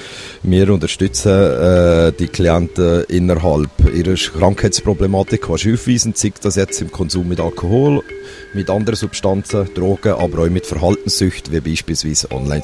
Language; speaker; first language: German; native; German